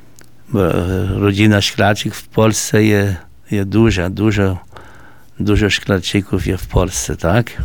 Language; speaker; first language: Polish; early bilingual, heritage; Portuguese